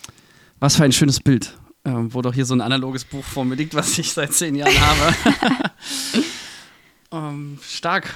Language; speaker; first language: German; native; German